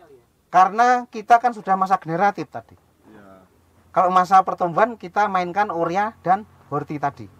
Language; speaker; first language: Indonesian; non-native, local second language; Javanese